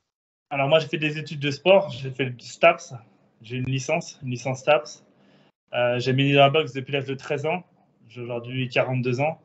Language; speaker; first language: French; native; French